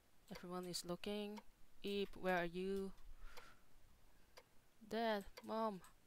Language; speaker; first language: English; non-native, local second language; Cantonese